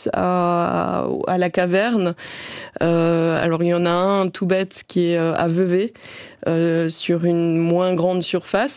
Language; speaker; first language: French; native; French